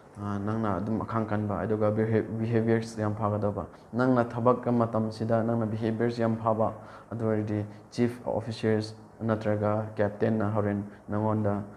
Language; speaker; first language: Manipuri; non-native, local second language; Rongmei Naga